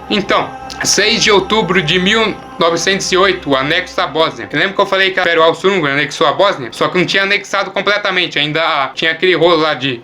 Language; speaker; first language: Portuguese; native; Portuguese